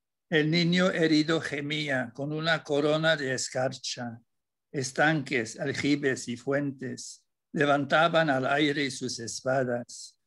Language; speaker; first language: Spanish; non-native, fluent; English